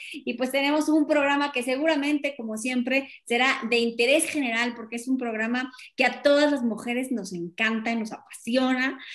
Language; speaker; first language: Spanish; native; Spanish